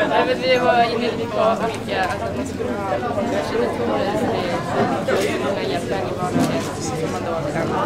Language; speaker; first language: Swedish; native; Swedish